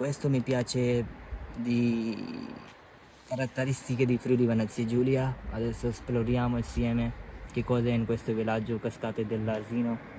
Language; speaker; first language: Italian; non-native, learner; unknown